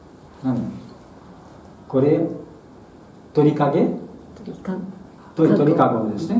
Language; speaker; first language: Japanese; non-native, fluent; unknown